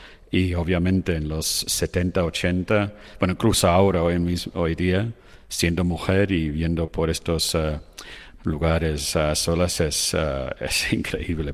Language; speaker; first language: Spanish; non-native, fluent; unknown